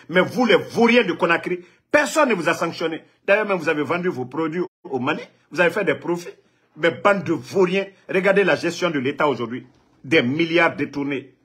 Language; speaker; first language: French; non-native, local second language; Mandingo